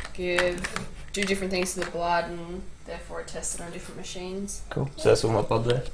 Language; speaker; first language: English; native; English